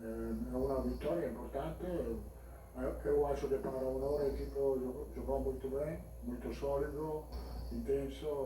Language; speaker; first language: Portuguese; non-native, learner; Italian